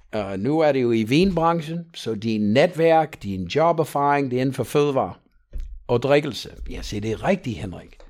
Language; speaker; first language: Danish; non-native, fluent; English